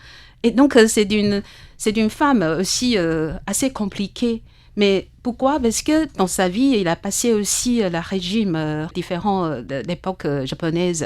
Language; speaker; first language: French; non-native, fluent; Chinese